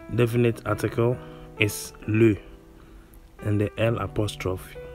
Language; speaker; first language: English; non-native, local second language; Akan